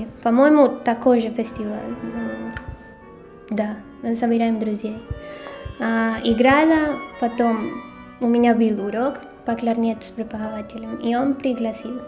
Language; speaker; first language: Russian; non-native, fluent; Spanish